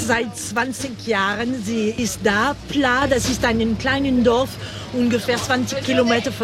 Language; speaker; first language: German; non-native, learner; French